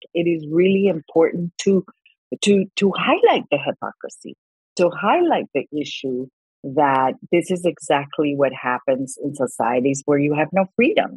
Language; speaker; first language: English; non-native, fluent; Spanish